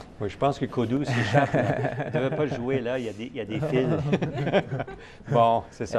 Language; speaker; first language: French; native; French